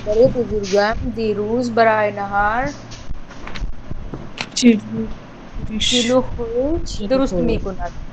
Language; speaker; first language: Persian; non-native, learner; Urdu